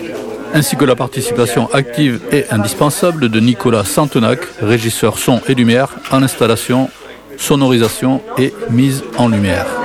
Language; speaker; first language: French; native; French